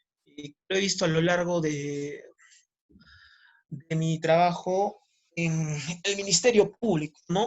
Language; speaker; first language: Spanish; native; Spanish